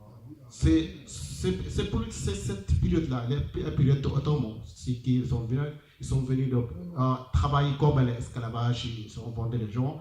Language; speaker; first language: French; non-native, learner; Arabic